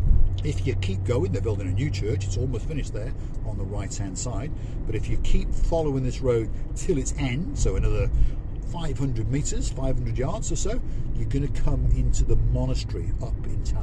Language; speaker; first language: English; native; English